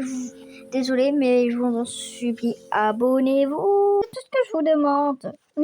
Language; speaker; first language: French; native; French